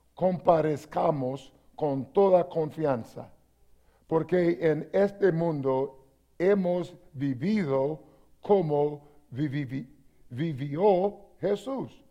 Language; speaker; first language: Spanish; non-native, learner; English